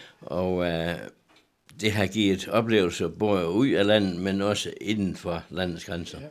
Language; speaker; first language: Danish; native; Danish